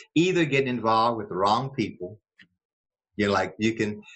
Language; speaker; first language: English; native; English